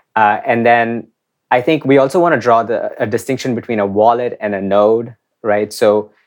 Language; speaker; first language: English; non-native, local second language; Hindi